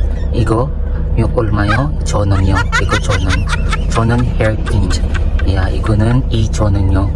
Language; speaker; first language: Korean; non-native, learner; Filipino